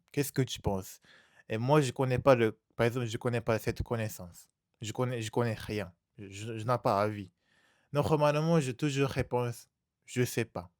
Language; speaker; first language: French; non-native, learner; Japanese